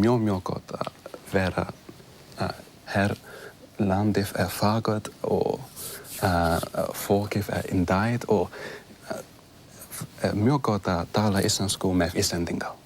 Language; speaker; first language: Icelandic; non-native, learner; English